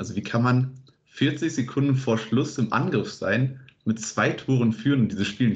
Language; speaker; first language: German; native; German